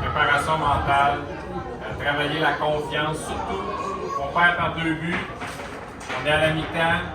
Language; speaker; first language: French; native; French